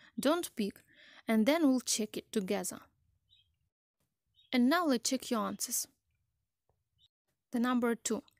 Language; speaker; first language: English; non-native, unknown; Ukrainian